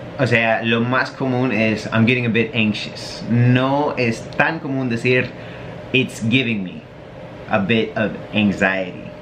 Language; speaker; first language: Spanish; non-native, fluent; English